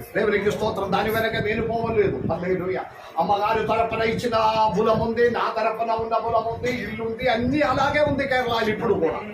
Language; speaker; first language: Telugu; non-native, local second language; Malayalam